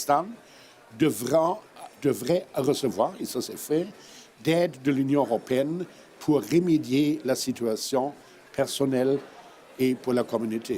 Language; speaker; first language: French; non-native, fluent; German